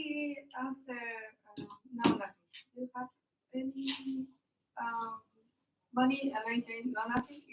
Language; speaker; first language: English; non-native, learner; Spanish